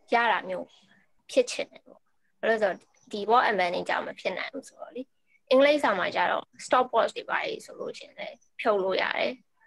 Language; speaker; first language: Burmese; native; Burmese